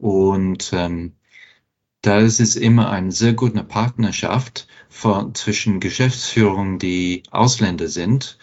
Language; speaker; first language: German; non-native, fluent; English